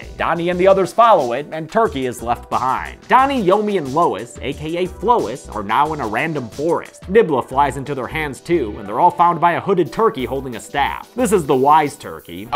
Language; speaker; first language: English; native; English